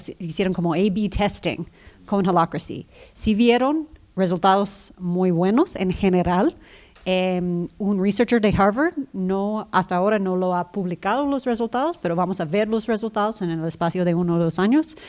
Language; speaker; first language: Spanish; early bilingual, heritage; Spanish